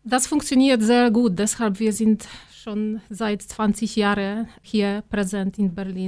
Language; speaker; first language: German; non-native, fluent; Polish